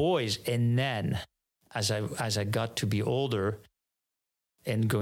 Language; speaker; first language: English; non-native, fluent; French